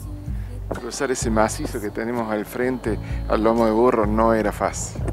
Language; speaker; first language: Spanish; native; Spanish